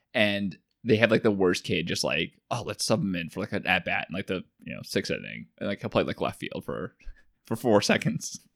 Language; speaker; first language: English; native; English